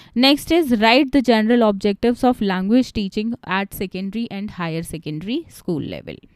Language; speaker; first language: Hindi; native; Hindi